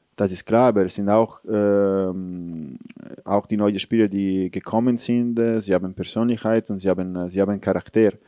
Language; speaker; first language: German; non-native, fluent; Italian